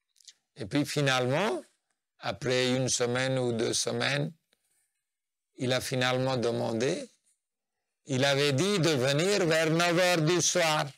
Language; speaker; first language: French; non-native, fluent; Nepali